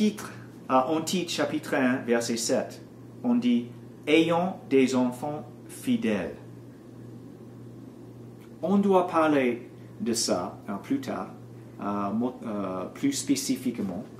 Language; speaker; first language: French; non-native, learner; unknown